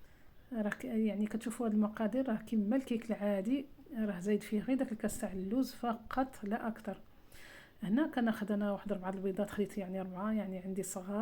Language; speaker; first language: Arabic; native; Arabic